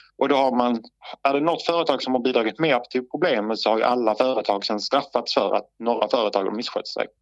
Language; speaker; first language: Swedish; native; Swedish